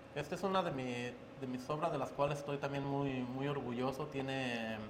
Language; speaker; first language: Spanish; native; Spanish